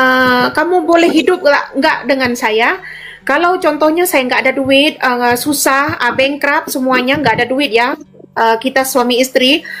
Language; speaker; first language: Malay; non-native, local second language; Madurese